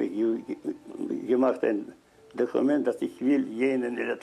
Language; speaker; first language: German; non-native, learner; Russian